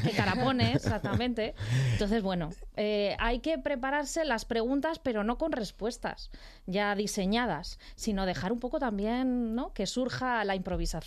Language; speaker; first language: Spanish; native; Spanish